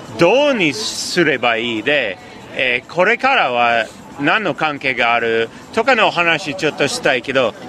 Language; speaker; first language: Japanese; non-native, fluent; Persian